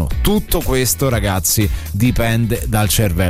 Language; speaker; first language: Italian; native; Italian